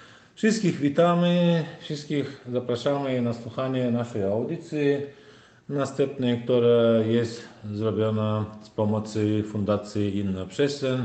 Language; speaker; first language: Polish; non-native, learner; Turkmen